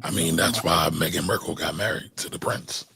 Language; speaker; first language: English; native; English